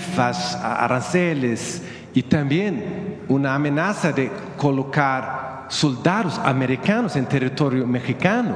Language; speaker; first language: Spanish; non-native, fluent; Swedish